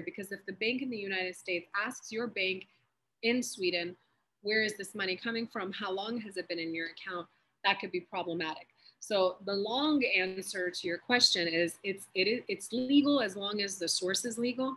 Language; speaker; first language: English; early bilingual, other home language; Persian